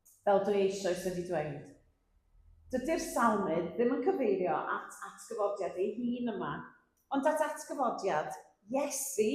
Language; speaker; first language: Welsh; native; Welsh